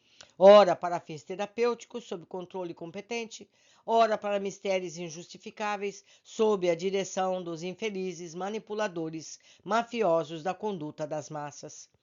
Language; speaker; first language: Portuguese; native; Portuguese